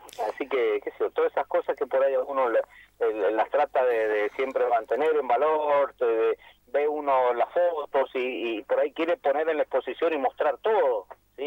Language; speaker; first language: Spanish; native; Spanish